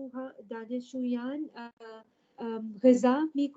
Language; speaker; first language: Persian; non-native, learner; Urdu